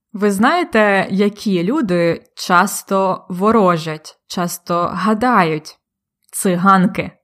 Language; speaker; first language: Ukrainian; native; Ukrainian